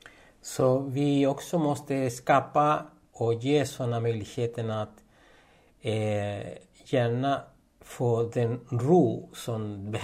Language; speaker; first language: Swedish; non-native, fluent; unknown